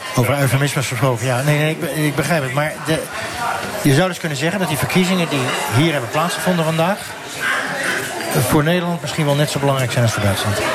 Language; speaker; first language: Dutch; native; Dutch